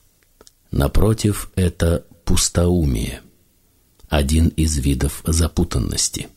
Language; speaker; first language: Russian; native; Russian